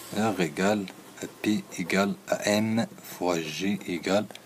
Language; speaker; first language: French; non-native, local second language; Arabic